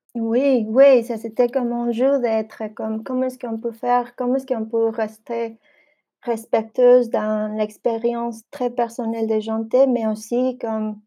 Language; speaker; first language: French; non-native, fluent; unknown